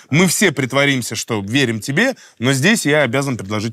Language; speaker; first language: Russian; native; Russian